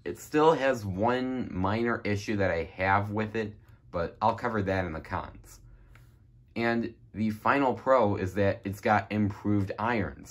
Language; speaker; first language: English; native; English